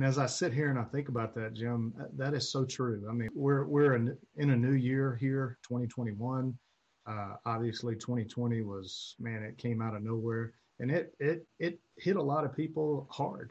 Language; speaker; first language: English; native; English